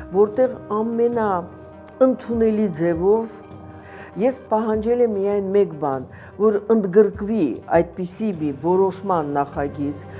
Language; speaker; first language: Armenian; native; Armenian